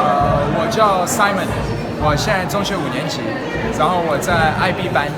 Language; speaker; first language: Chinese; early bilingual, heritage; Chinese